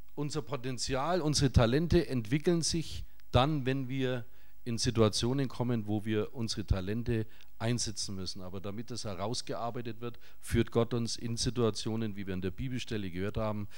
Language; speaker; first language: German; native; German